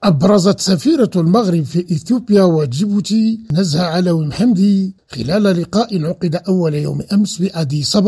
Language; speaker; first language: Arabic; native; Arabic